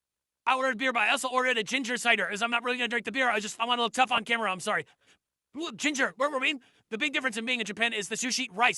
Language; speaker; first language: English; native; English